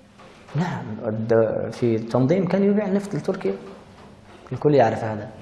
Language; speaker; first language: Arabic; early bilingual, heritage; Arabic